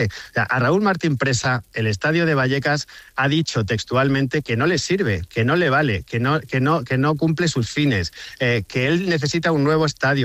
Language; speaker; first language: Spanish; native; Spanish